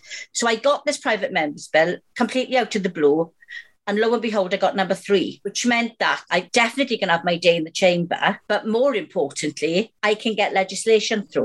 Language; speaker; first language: English; native; English